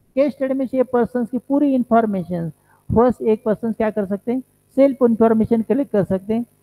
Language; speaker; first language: Hindi; non-native, local second language; Marathi